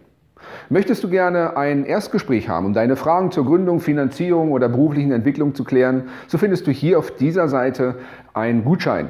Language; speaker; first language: German; native; German